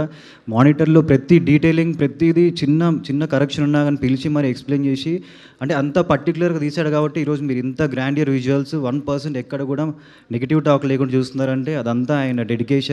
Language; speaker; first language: Telugu; native; Telugu